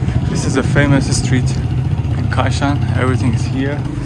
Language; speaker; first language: English; non-native, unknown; Persian